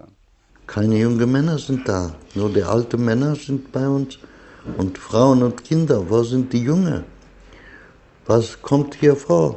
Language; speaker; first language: German; non-native, learner; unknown